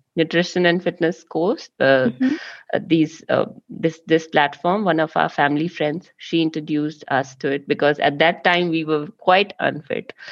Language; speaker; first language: English; non-native, local second language; Hindi